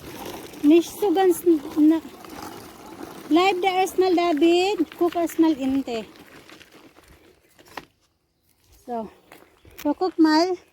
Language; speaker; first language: German; non-native, learner; Cebuano